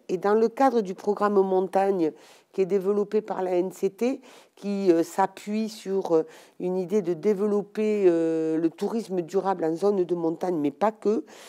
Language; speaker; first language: French; native; French